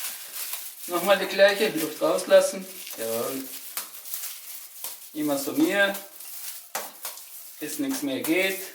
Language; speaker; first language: German; non-native, learner; Turkish